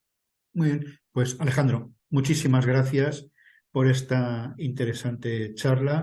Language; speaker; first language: Spanish; native; Spanish